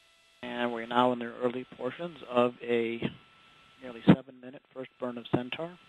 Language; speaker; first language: English; native; English